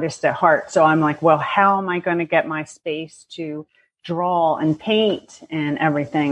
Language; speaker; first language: English; native; English